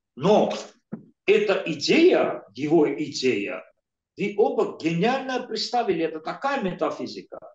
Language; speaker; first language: Russian; non-native, local second language; Armenian